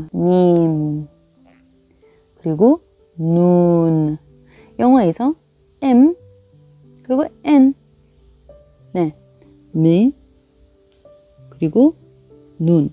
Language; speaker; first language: Korean; non-native, fluent; Arabic